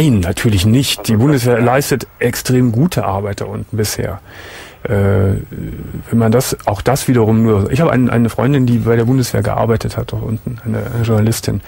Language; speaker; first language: German; native; German